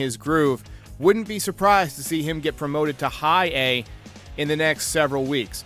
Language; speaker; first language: English; native; English